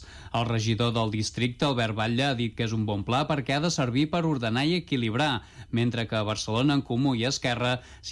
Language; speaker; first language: Catalan; native; Catalan